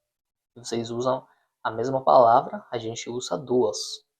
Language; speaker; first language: Portuguese; non-native, fluent; Spanish